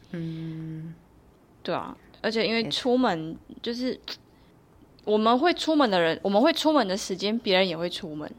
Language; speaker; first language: Chinese; native; Chinese